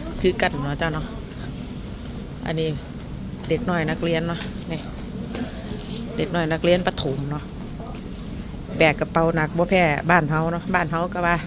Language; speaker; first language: Thai; non-native, local second language; Northeastern Thai